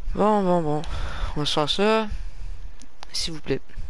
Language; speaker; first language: French; native; French